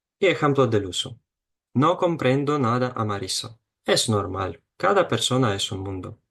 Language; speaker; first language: Spanish; non-native, fluent; Ukrainian